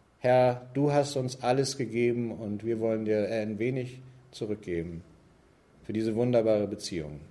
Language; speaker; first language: German; native; German